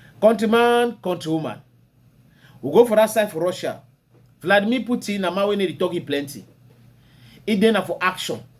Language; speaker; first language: Nigerian Pidgin; native; Nigerian Pidgin